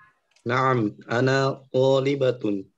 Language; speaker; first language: Arabic; non-native, learner; Indonesian